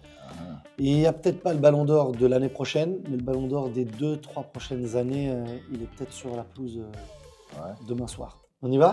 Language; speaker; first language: French; native; French